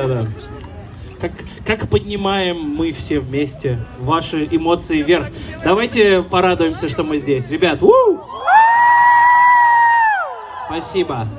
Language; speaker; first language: Russian; native; Russian